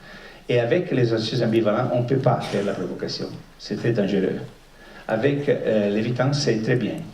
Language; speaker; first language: French; non-native, fluent; Italian